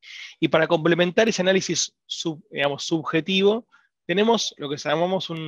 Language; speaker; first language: Spanish; native; Spanish